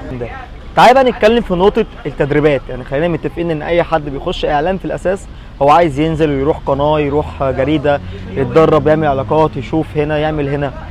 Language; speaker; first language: Egyptian Arabic; native; Egyptian Arabic